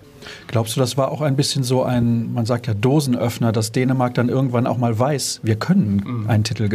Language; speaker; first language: German; native; German